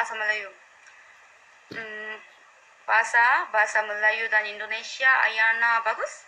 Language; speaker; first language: Indonesian; non-native, learner; Korean